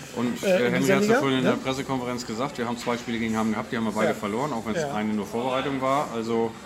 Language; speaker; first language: German; native; German